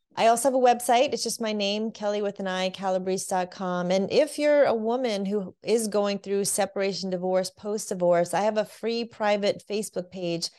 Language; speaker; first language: English; native; English